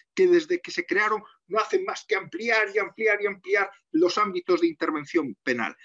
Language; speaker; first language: Spanish; native; Spanish